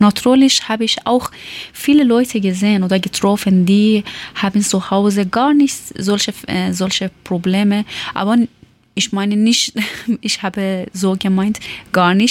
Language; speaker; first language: German; non-native, learner; Persian